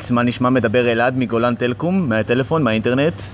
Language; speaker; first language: Hebrew; native; Hebrew